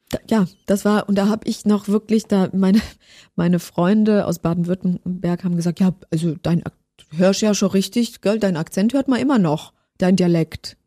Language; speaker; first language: German; early bilingual, other home language; Polish